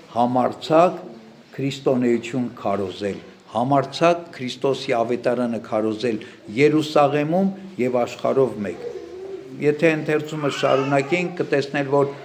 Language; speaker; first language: Armenian; native; Armenian